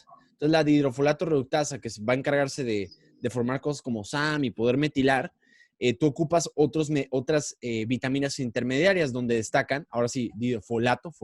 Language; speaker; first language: Spanish; native; Spanish